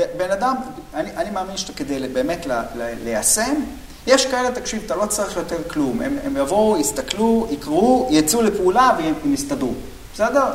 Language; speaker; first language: Hebrew; native; Hebrew